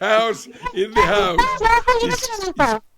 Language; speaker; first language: English; non-native, learner; Italian